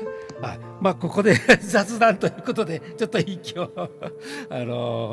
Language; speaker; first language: Japanese; native; Japanese